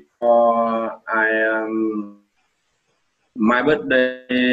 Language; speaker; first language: English; non-native, learner; Vietnamese